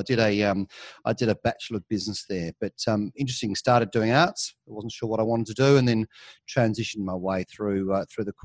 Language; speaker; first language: English; native; English